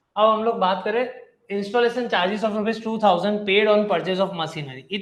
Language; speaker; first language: Hindi; non-native, local second language; Gujarati